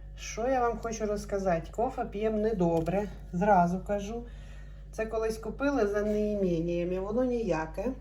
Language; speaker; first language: Ukrainian; native; Ukrainian